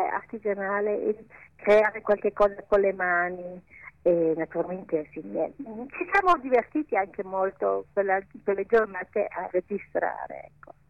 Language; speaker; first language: Italian; non-native, local second language; Ladin